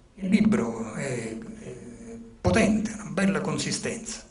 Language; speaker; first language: Italian; non-native, local second language; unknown